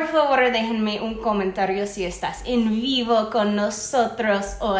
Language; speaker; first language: Spanish; non-native, fluent; English